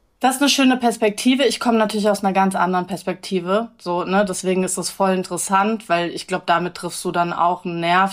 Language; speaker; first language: German; early bilingual, other home language; English